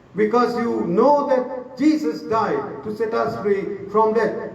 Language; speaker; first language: English; non-native, local second language; Sinhala